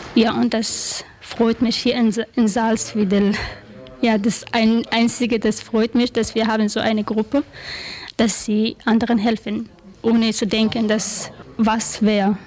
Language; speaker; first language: German; non-native, learner; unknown